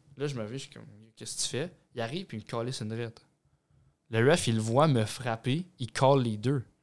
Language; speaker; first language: French; native; French